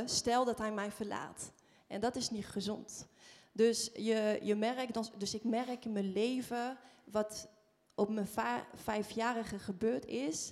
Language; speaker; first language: Dutch; non-native, fluent; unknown